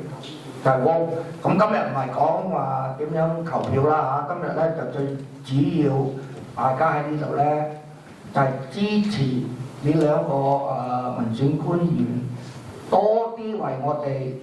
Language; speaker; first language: Cantonese; native; Cantonese